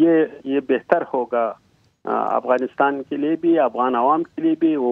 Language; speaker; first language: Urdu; non-native, fluent; Pashto